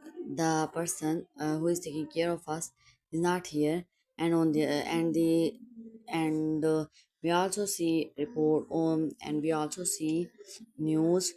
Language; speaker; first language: English; non-native, local second language; Urdu